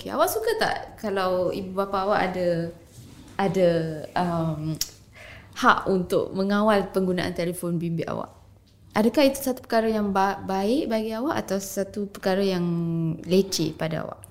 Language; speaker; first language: Malay; native; Malay